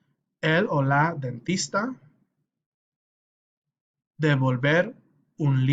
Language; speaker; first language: Spanish; non-native, fluent; English